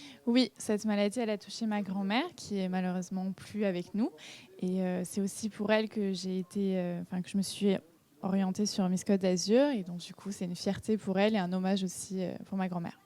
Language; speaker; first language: French; native; French